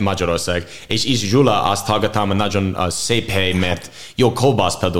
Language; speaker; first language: Hungarian; non-native, learner; English